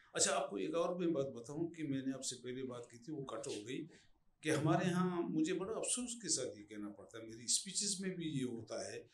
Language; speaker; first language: Urdu; native; Urdu